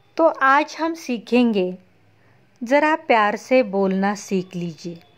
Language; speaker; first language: Hindi; non-native, local second language; Marathi